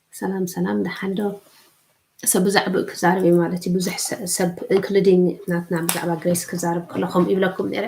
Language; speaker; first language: Tigrinya; early bilingual, heritage; Tigrinya